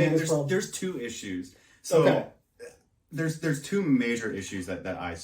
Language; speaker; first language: English; native; English